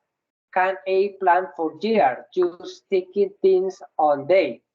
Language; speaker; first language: English; non-native, learner; Spanish